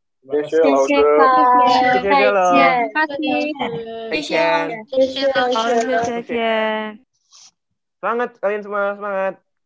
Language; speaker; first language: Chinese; non-native, fluent; Indonesian